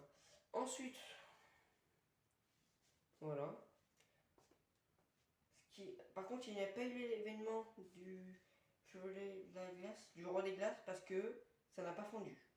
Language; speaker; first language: French; native; French